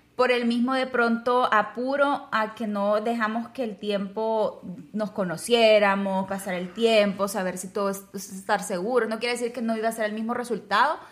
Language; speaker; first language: Spanish; native; Spanish